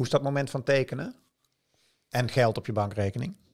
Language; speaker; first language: Dutch; native; Dutch